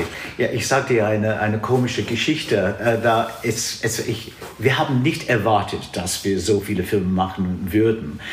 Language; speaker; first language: German; non-native, fluent; English